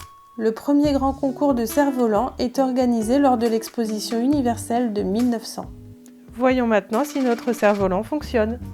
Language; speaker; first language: French; native; French